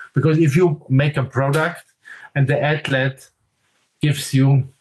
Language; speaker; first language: English; non-native, fluent; German